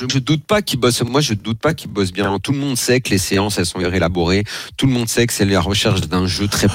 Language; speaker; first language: French; native; French